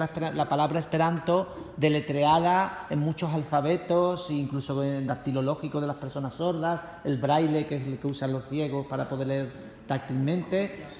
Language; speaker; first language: Spanish; native; Spanish